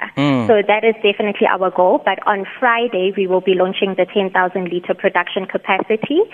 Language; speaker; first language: English; non-native, local second language; Tswana